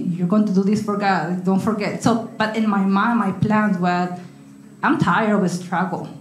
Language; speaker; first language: English; non-native, learner; Spanish